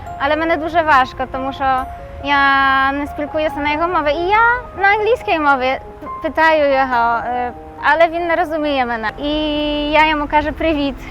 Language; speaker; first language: Ukrainian; non-native, learner; Polish